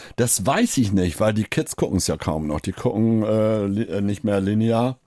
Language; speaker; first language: German; native; German